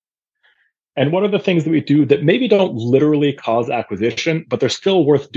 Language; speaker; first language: English; non-native, fluent; German